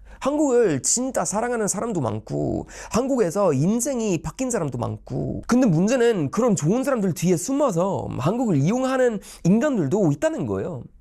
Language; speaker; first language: Korean; non-native, fluent; Swedish